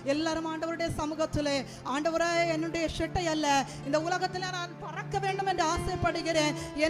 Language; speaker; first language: Tamil; native; Tamil